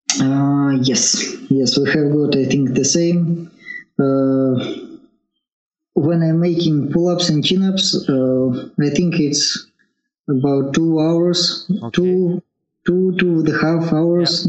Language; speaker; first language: English; non-native, learner; Russian